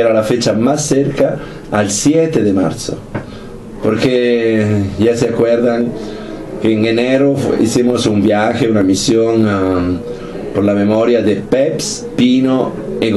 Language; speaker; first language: Spanish; non-native, fluent; Italian